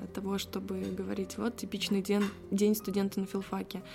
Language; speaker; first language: Russian; native; Russian